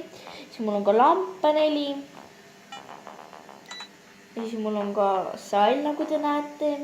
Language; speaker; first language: Estonian; non-native, local second language; Russian